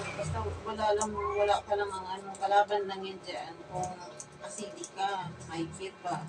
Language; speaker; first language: Filipino; non-native, local second language; Cebuano